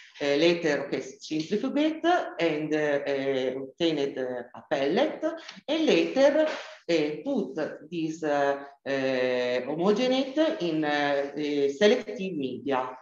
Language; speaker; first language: English; non-native, learner; Italian